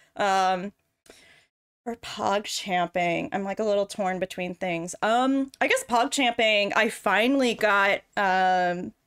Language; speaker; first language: English; native; English